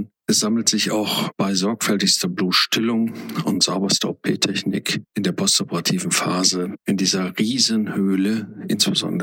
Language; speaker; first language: German; native; German